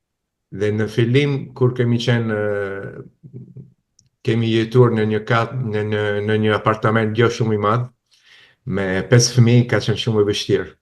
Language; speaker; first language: Albanian; non-native, fluent; Italian